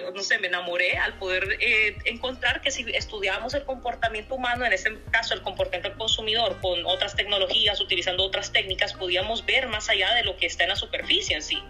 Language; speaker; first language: Spanish; native; Spanish